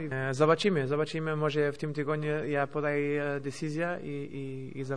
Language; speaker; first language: Polish; non-native, fluent; Portuguese